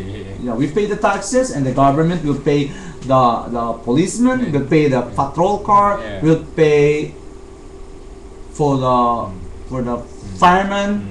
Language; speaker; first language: English; non-native, fluent; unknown